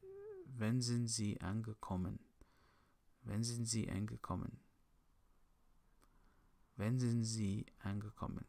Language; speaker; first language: German; non-native, learner; English